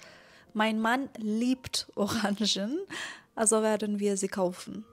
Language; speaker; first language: German; non-native, fluent; Persian